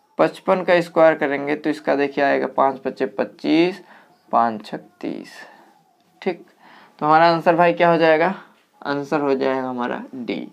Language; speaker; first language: Hindi; native; Hindi